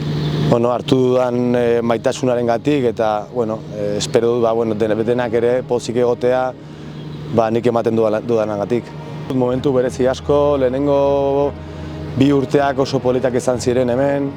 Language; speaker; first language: Basque; non-native, local second language; Spanish